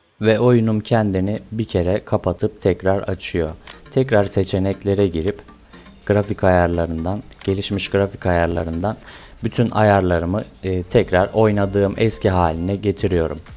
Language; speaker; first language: Turkish; native; Turkish